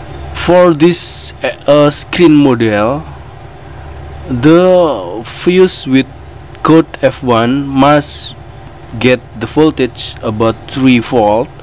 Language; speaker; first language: English; non-native, learner; Indonesian